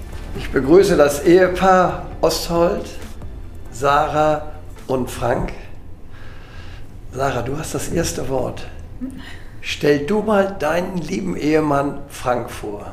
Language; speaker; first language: German; native; German